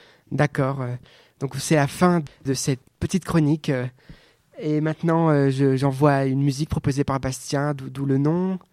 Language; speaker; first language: French; native; French